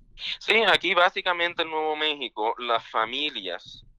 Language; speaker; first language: Spanish; native; Spanish